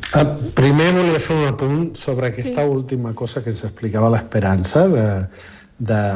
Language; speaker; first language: Catalan; non-native, fluent; Spanish